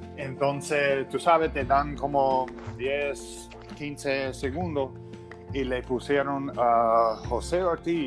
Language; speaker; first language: Spanish; non-native, fluent; English